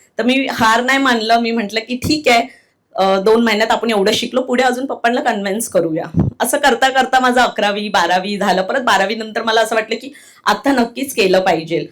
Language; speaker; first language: Marathi; non-native, local second language; Telugu